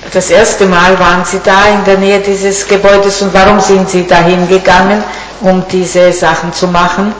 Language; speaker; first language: German; non-native, fluent; Italian